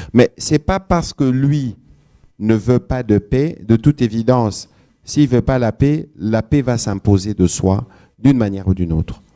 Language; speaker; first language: French; non-native, local second language; Lingala